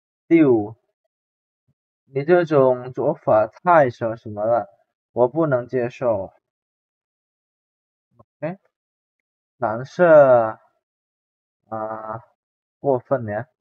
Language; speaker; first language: Chinese; non-native, fluent; Indonesian